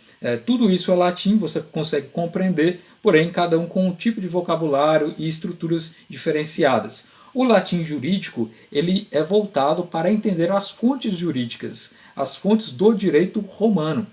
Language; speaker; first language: Portuguese; native; Portuguese